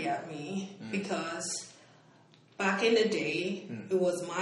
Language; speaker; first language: English; non-native, local second language; Igbo